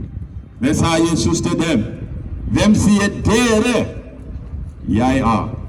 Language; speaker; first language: Norwegian; non-native, fluent; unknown